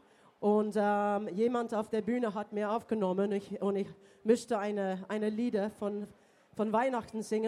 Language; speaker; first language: German; non-native, learner; English